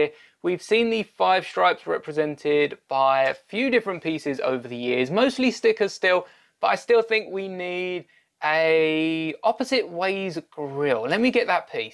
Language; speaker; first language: English; native; English